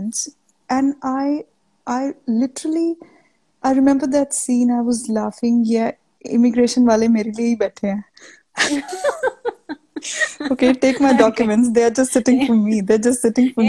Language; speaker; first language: English; non-native, local second language; Punjabi